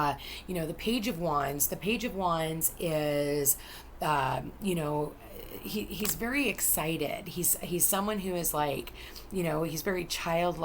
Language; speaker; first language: English; native; English